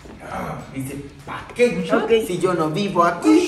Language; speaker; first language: Spanish; native; Spanish